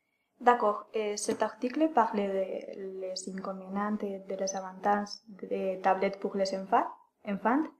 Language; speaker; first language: French; non-native, learner; Spanish